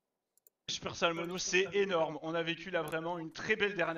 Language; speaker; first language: French; native; French